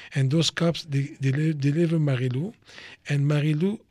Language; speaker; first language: English; non-native, fluent; French